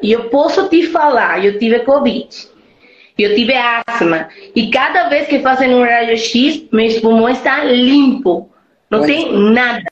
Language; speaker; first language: Portuguese; non-native, fluent; Spanish